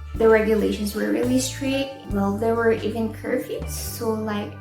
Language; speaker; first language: English; non-native, fluent; Korean